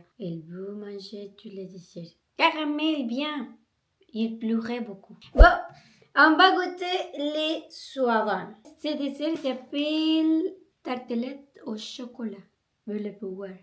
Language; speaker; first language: French; non-native, learner; Spanish